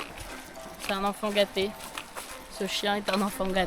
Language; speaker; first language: French; native; French